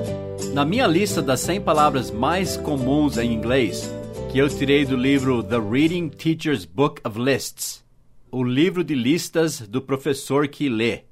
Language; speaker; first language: Portuguese; non-native, fluent; English